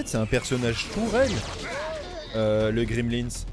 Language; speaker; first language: French; native; French